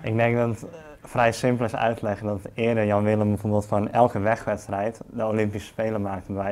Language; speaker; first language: Dutch; native; Dutch